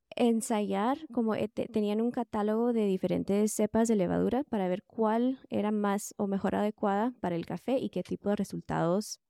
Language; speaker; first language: Spanish; early bilingual, heritage; Spanish